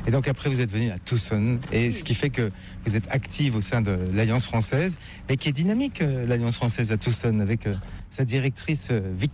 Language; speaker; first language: French; native; French